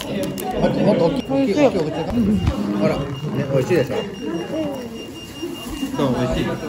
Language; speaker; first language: Japanese; native; Japanese